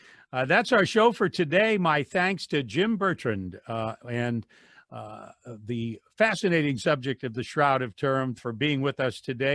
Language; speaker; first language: English; native; English